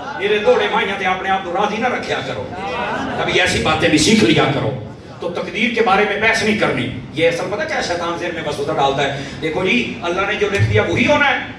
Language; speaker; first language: Urdu; non-native, local second language; Punjabi